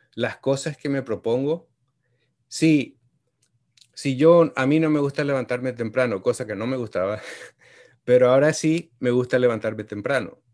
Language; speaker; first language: Spanish; native; Spanish